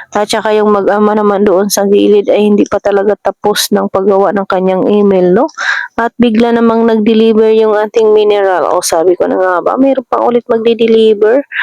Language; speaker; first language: Filipino; native; Filipino